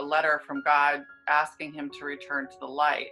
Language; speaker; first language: English; native; English